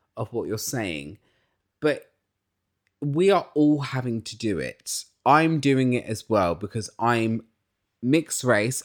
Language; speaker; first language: English; native; English